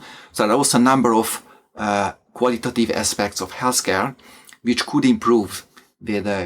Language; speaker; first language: English; non-native, fluent; Hungarian